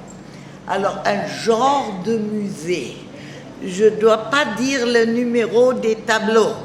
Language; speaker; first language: French; non-native, learner; German